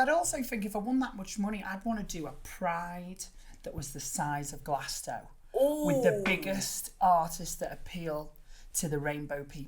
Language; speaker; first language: English; native; English